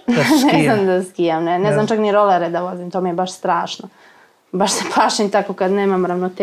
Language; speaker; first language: Serbian; native; Serbian